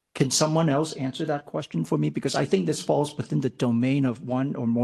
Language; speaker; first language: English; non-native, fluent; French